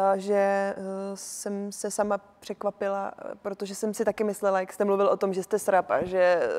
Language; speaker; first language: Czech; native; Czech